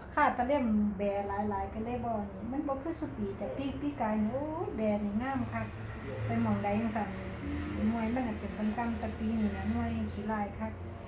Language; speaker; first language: Thai; native; Thai